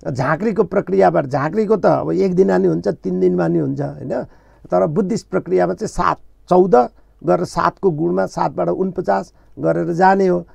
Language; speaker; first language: Nepali; non-native, local second language; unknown